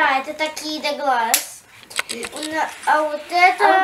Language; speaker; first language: Russian; early bilingual, heritage; Russian